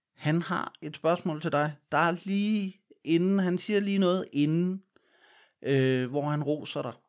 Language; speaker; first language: Danish; native; Danish